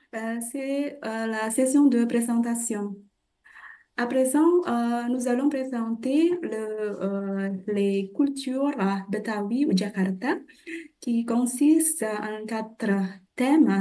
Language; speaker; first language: French; non-native, fluent; Indonesian